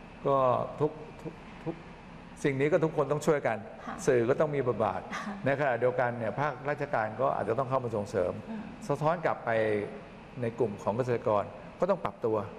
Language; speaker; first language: Thai; native; Thai